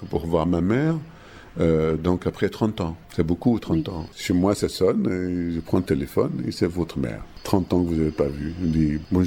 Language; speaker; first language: French; non-native, fluent; Arabic